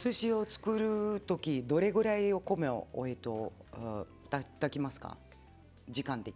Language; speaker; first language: Japanese; non-native, fluent; Macedonian